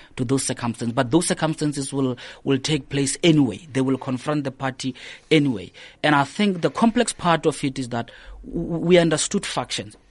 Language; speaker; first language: English; non-native, local second language; Northern Sotho